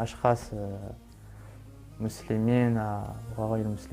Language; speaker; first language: Arabic; non-native, learner; French